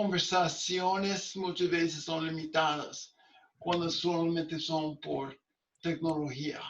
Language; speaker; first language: Spanish; non-native, fluent; English